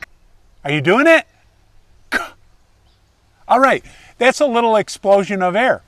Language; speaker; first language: English; native; English